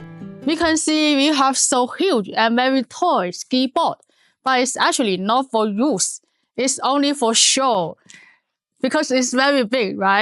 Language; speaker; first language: English; non-native, learner; Chinese